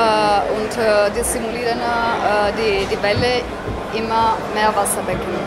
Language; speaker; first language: German; non-native, fluent; Italian